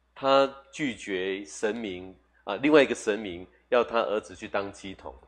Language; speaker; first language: Chinese; native; Chinese